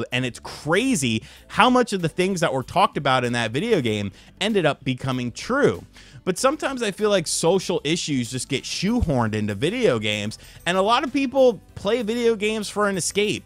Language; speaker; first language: English; native; English